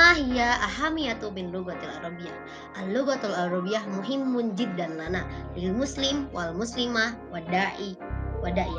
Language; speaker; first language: Arabic; non-native, learner; Indonesian